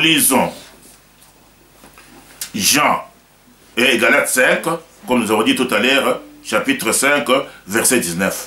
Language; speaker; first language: French; non-native, local second language; Lingala